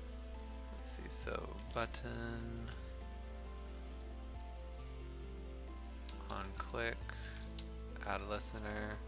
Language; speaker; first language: English; native; English